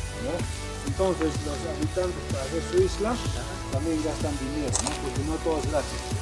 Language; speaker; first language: Spanish; non-native, local second language; Aymara